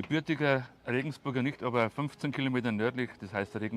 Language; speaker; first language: German; native; German